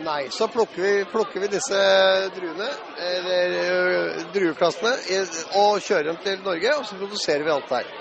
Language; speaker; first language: Norwegian; native; Norwegian